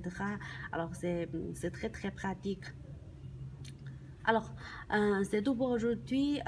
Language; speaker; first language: French; non-native, learner; Chinese